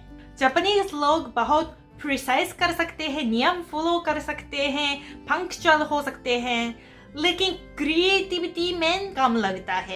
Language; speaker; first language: Hindi; non-native, fluent; Japanese